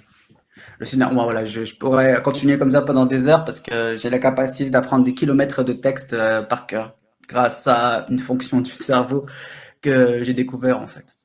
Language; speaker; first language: French; native; French